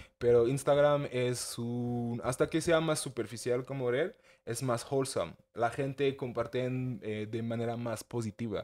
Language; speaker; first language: Spanish; non-native, fluent; French